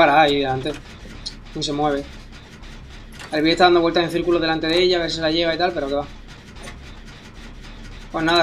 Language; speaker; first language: Spanish; native; Spanish